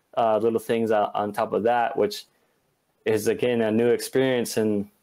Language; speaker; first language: English; native; English